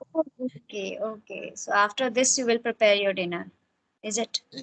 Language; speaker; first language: English; non-native, fluent; Hindi